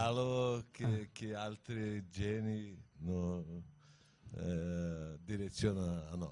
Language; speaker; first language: Italian; non-native, learner; Portuguese